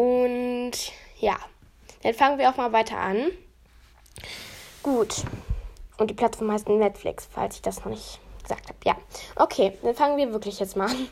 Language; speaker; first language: German; native; German